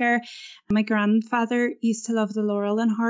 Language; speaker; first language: English; native; English